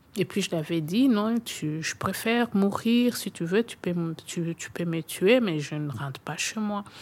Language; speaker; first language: French; non-native, local second language; Swahili